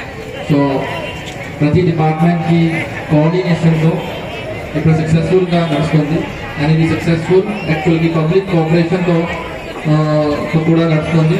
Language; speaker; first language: Telugu; non-native, learner; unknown